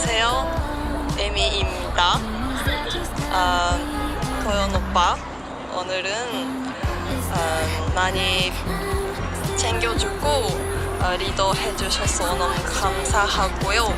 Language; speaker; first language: Korean; non-native, learner; Japanese